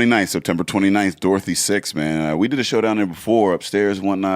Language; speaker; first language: English; native; English